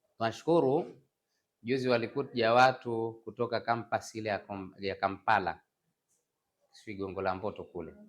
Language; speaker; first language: Swahili; non-native, local second language; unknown